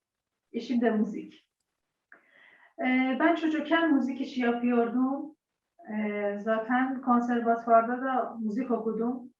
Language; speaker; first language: Turkish; non-native, learner; Persian